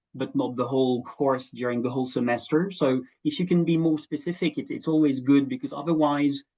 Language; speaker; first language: English; non-native, fluent; French